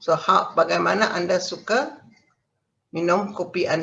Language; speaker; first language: Indonesian; non-native, fluent; Tamil